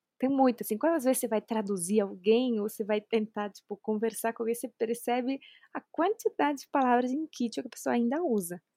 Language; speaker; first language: Portuguese; non-native, fluent; Spanish